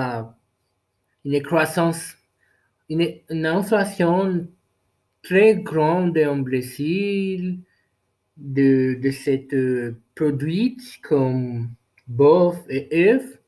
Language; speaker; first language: French; non-native, learner; Portuguese